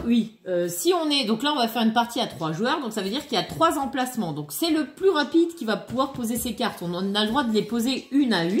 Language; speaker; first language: French; native; French